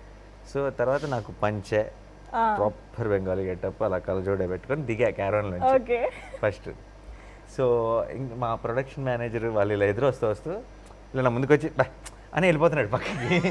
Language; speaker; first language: Telugu; native; Telugu